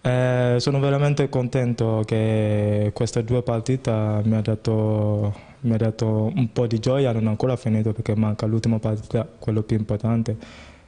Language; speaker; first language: Italian; non-native, fluent; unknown